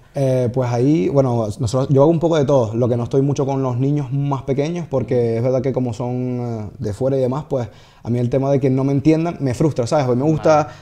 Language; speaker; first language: Spanish; native; Spanish